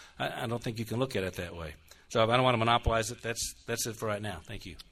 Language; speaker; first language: English; native; English